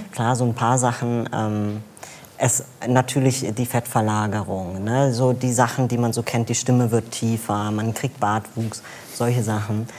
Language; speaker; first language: German; native; German